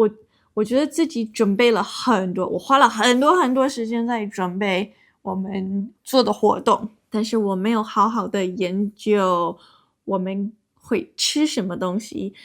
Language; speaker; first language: Chinese; non-native, fluent; English